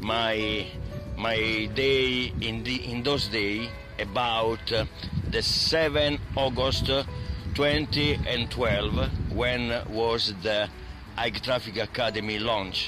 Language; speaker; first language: English; non-native, learner; Italian